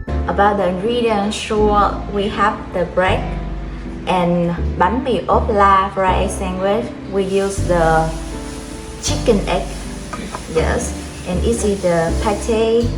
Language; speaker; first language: English; non-native, fluent; Vietnamese